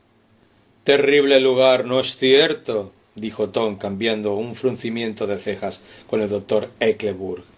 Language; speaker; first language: Spanish; native; Spanish